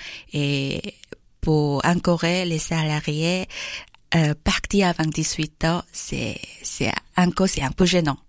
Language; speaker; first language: French; non-native, learner; Korean